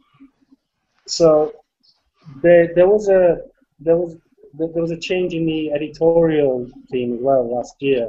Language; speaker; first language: English; native; English